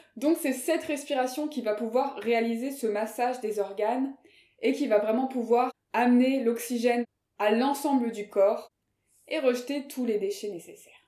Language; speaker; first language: French; native; French